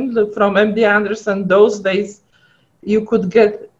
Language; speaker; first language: English; non-native, fluent; Polish